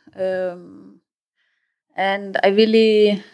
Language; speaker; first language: English; non-native, fluent; Danish